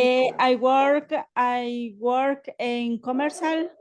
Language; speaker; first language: English; non-native, learner; Spanish